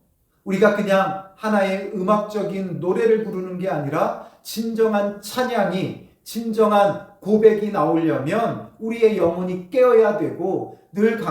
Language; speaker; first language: Korean; native; Korean